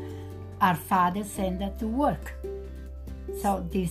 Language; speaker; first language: English; non-native, learner; Italian